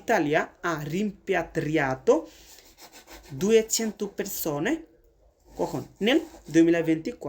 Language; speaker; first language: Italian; non-native, fluent; Bangla